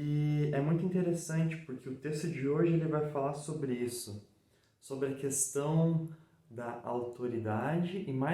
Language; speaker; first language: Portuguese; native; Portuguese